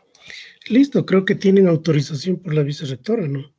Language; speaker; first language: Spanish; native; Spanish